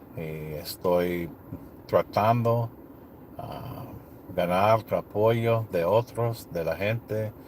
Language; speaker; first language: Spanish; non-native, learner; English